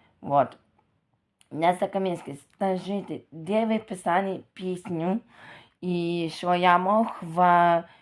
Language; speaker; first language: Russian; non-native, local second language; Ukrainian